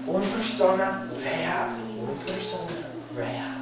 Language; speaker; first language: Spanish; non-native, learner; English